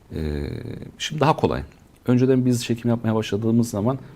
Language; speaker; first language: Turkish; native; Turkish